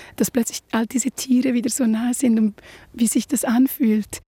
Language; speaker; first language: German; non-native, local second language; Romansh